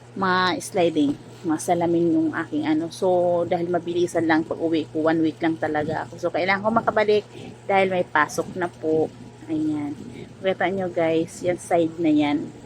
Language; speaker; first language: Filipino; non-native, local second language; Masbatenyo